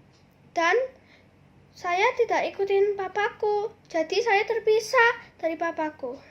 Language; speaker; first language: Indonesian; early bilingual, other home language; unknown